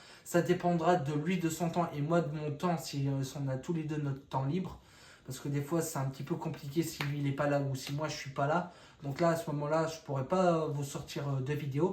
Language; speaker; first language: French; native; French